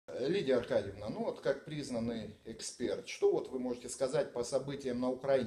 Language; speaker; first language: Russian; native; Russian